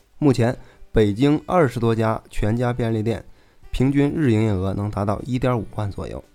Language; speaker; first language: Chinese; native; Chinese